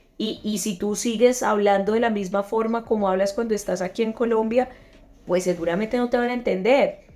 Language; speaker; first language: Spanish; native; Spanish